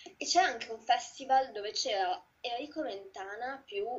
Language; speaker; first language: Italian; native; Italian